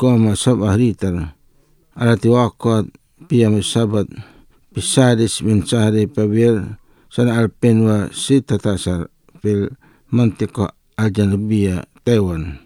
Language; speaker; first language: Arabic; non-native, fluent; Indonesian